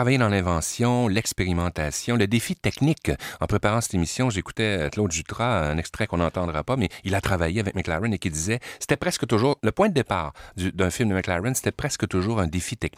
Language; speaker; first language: French; native; French